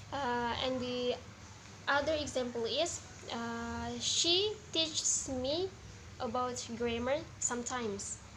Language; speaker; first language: English; non-native, learner; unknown